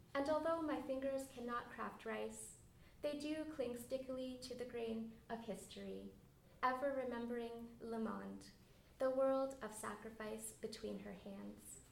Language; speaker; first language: English; early bilingual, other home language; Bangla